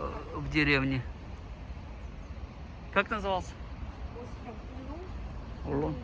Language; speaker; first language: Russian; native; Russian